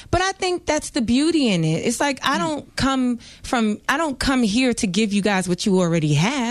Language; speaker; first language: English; native; English